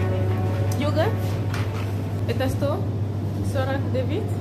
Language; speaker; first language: Russian; non-native, learner; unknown